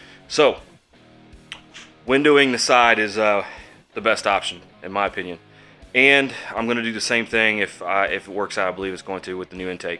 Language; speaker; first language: English; native; English